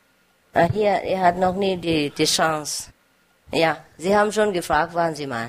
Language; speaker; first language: German; non-native, learner; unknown